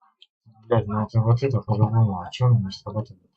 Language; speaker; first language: Russian; native; Russian